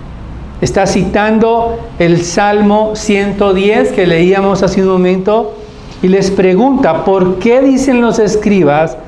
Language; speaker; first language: Spanish; native; Spanish